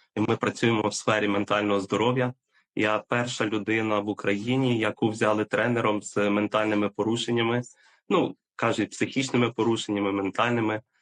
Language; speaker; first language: Ukrainian; native; Ukrainian